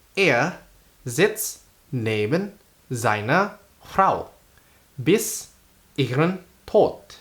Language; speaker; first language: German; non-native, fluent; Indonesian